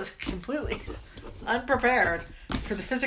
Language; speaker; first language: English; native; English